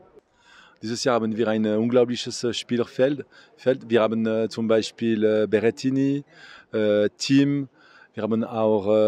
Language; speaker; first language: German; non-native, local second language; French